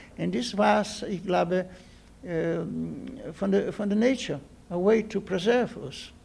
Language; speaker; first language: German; non-native, learner; Polish